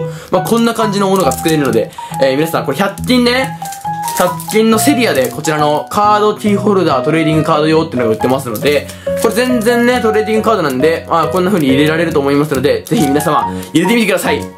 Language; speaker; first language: Japanese; native; Japanese